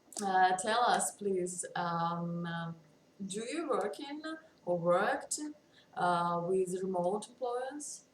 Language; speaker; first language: English; non-native, learner; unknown